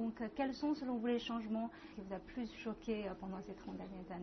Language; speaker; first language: French; non-native, fluent; Chinese